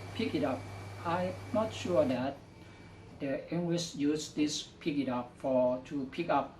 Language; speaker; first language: English; non-native, learner; Thai